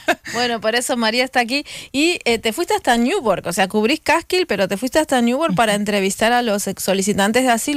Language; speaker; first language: Spanish; native; Spanish